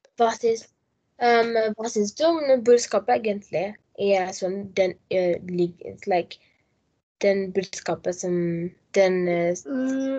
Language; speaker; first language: Norwegian; non-native, learner; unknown